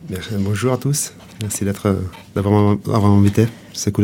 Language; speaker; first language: French; non-native, fluent; Italian